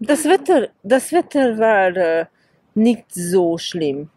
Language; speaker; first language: German; non-native, fluent; Hungarian